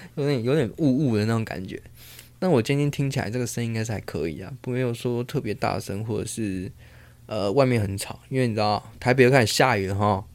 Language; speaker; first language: Chinese; non-native, local second language; Min Nan Chinese